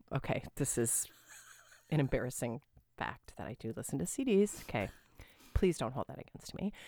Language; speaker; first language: English; native; English